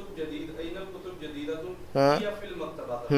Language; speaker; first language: Arabic; non-native, learner; Urdu